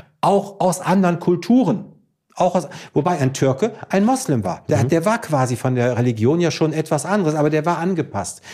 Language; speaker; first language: German; early bilingual, other home language; Greek